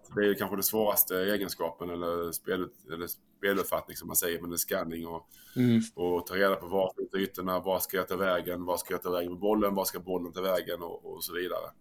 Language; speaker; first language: Swedish; native; Swedish